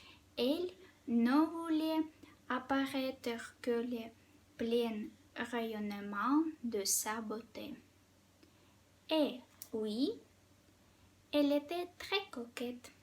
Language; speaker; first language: French; non-native, fluent; Russian